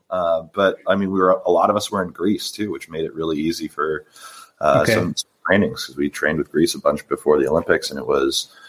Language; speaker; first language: English; native; English